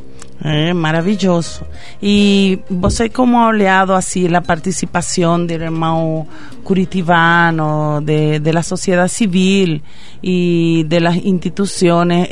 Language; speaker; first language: Portuguese; non-native, fluent; Spanish